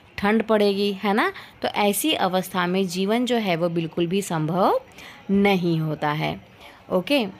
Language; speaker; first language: Hindi; native; Hindi